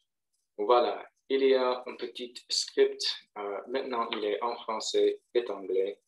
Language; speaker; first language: French; non-native, fluent; English